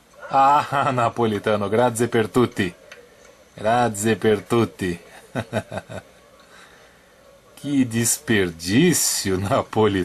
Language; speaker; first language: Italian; non-native, learner; Portuguese